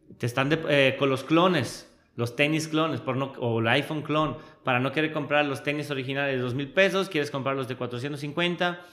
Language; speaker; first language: Spanish; non-native, fluent; Italian